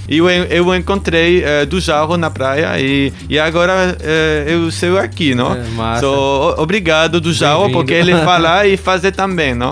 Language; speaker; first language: Portuguese; non-native, learner; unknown